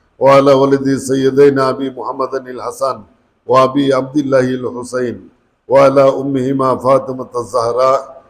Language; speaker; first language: Arabic; non-native, fluent; Bangla